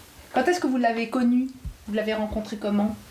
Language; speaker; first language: French; native; French